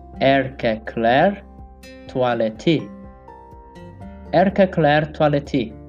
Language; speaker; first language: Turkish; non-native, learner; Portuguese